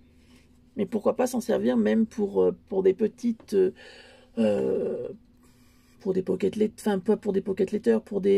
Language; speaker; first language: French; native; French